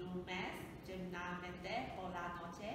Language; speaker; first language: Spanish; non-native, learner; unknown